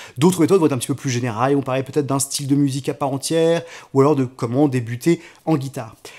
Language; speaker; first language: French; native; French